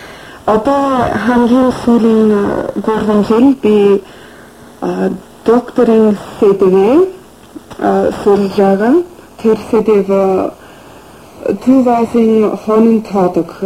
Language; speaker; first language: Mongolian; non-native, fluent; English